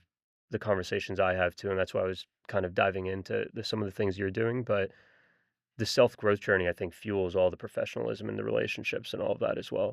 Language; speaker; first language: English; native; English